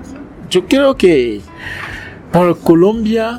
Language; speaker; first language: Spanish; non-native, learner; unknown